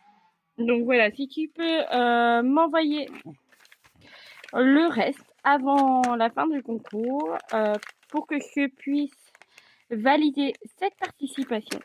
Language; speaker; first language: French; native; French